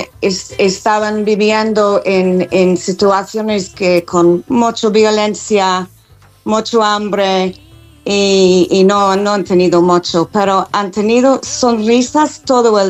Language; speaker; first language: Spanish; non-native, fluent; English